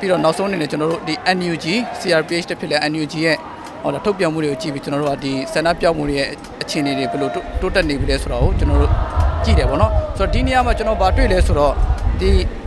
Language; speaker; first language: Burmese; native; Burmese